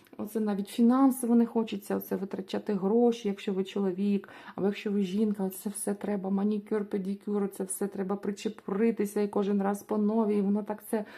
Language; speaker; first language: Ukrainian; non-native, local second language; Russian